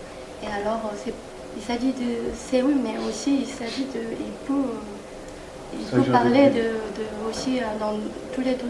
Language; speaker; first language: French; non-native, fluent; Korean